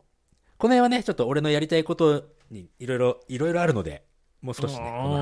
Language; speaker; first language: Japanese; native; Japanese